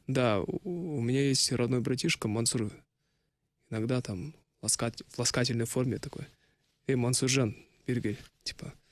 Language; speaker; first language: Russian; non-native, local second language; Kazakh